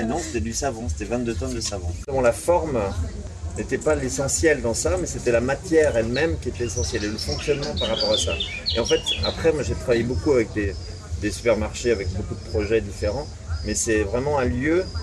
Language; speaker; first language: French; native; French